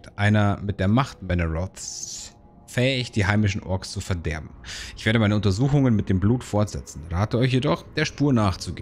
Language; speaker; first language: German; native; German